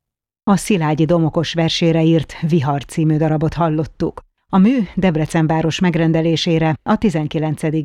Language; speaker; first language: Hungarian; native; Hungarian